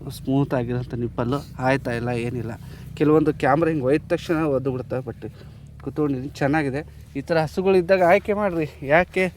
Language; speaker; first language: Kannada; native; Kannada